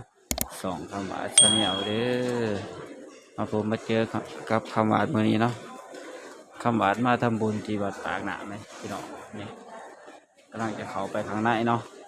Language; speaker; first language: Thai; non-native, local second language; Northeastern Thai